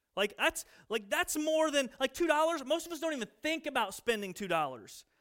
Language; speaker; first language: English; native; English